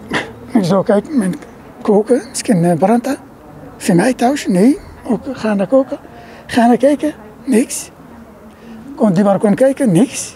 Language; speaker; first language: Dutch; non-native, learner; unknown